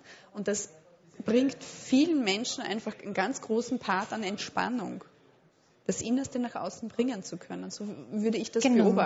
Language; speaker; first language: German; native; German